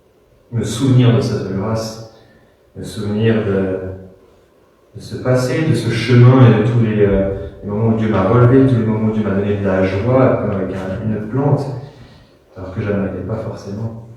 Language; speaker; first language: French; native; French